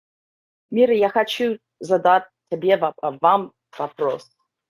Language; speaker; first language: Russian; non-native, learner; English